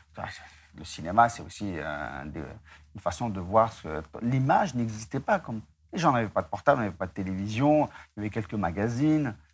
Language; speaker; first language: French; non-native, local second language; Arabic